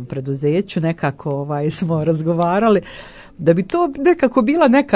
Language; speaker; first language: Croatian; native; Croatian